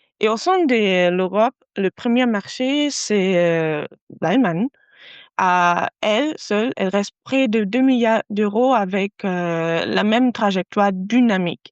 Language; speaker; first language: French; non-native, fluent; German